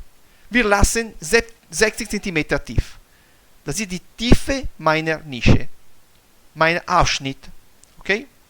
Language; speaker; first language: German; non-native, fluent; Italian